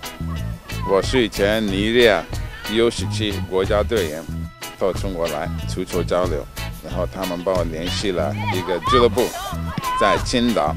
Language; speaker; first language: Chinese; non-native, fluent; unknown